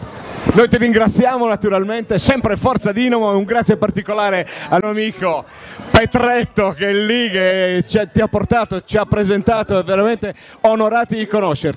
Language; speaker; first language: Italian; native; Italian